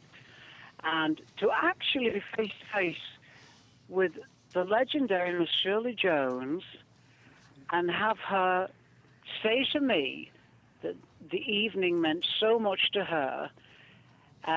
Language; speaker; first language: English; native; English